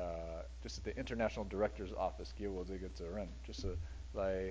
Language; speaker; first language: Chinese; early bilingual, heritage; Chinese